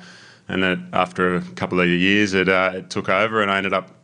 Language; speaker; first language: English; native; English